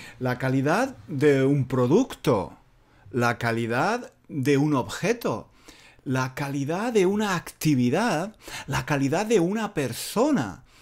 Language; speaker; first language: Spanish; native; Spanish